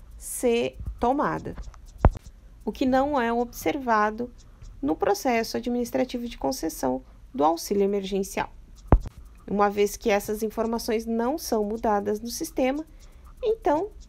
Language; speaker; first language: Portuguese; native; Portuguese